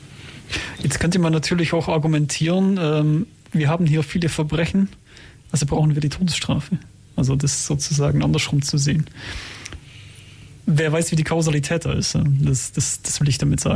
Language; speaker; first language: German; native; German